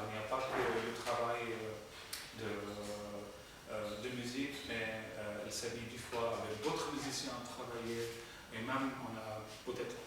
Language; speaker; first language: French; non-native, fluent; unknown